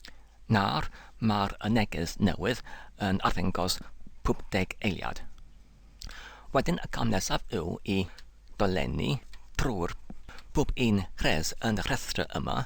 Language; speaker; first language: Welsh; non-native, learner; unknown